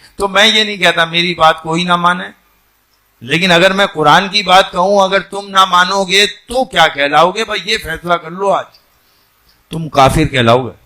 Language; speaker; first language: Urdu; non-native, local second language; Sindhi